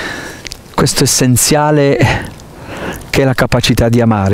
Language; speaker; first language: Italian; native; Italian